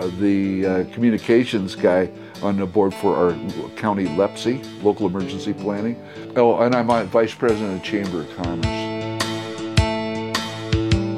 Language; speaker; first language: English; native; English